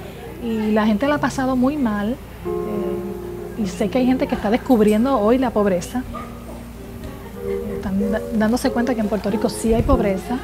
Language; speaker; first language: Spanish; native; Spanish